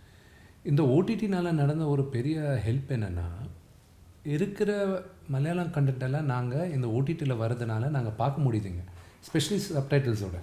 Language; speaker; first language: Tamil; non-native, local second language; Telugu